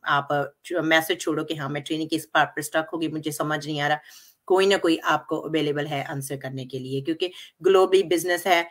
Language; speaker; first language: Hindi; non-native, local second language; Punjabi